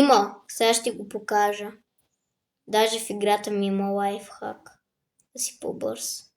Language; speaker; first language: Bulgarian; native; Bulgarian